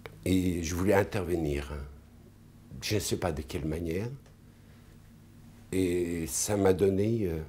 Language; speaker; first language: French; non-native, fluent; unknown